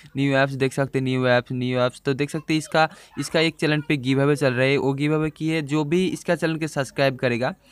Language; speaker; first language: Hindi; non-native, local second language; Bangla